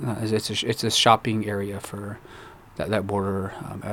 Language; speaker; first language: English; early bilingual, other home language; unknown